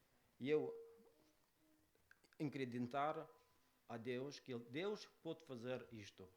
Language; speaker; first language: Portuguese; non-native, learner; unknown